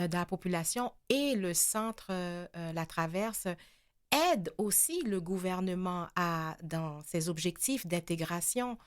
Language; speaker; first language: French; native; French